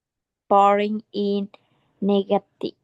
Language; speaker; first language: English; non-native, learner; Vietnamese